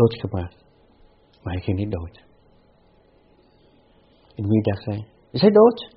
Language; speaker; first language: Dutch; non-native, fluent; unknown